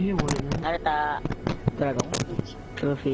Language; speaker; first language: Japanese; native; Japanese